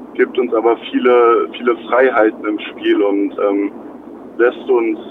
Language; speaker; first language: German; native; German